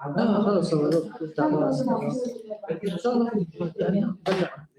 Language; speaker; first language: Arabic; native; Arabic